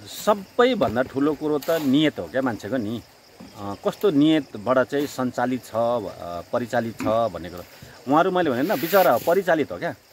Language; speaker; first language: Nepali; native; Nepali